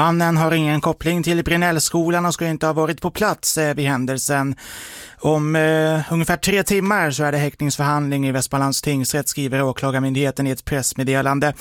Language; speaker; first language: Swedish; native; Swedish